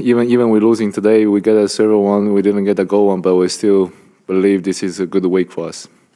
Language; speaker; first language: English; non-native, fluent; Chinese